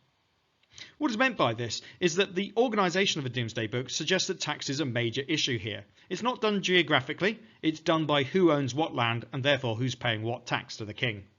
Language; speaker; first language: English; native; English